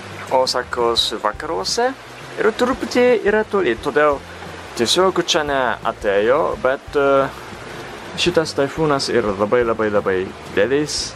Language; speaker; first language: Lithuanian; non-native, fluent; Japanese